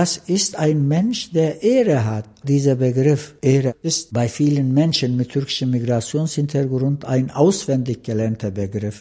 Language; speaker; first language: German; non-native, fluent; Turkish